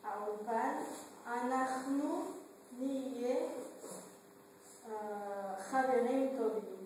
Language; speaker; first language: Hebrew; non-native, learner; Spanish